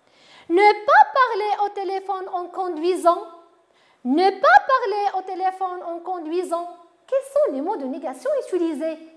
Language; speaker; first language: French; non-native, local second language; Arabic